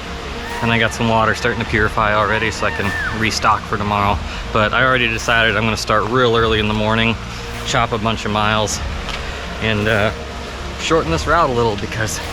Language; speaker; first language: English; native; English